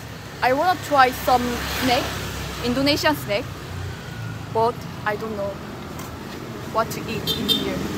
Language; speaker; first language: English; non-native, learner; Korean